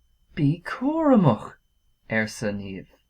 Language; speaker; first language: Irish; non-native, local second language; English